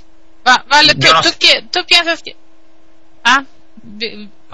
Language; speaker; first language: Spanish; non-native, learner; Swedish